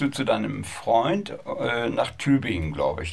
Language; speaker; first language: German; native; German